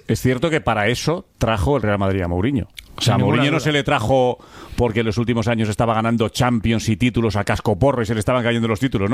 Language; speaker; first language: Spanish; native; Spanish